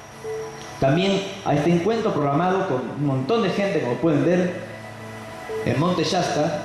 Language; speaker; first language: Spanish; native; Spanish